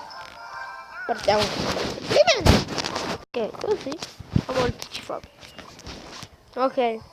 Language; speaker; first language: Italian; native; Italian